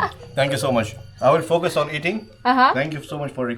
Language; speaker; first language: English; non-native, local second language; Urdu